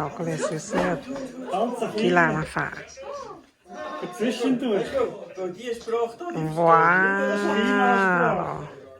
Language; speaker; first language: German; non-native, learner; Thai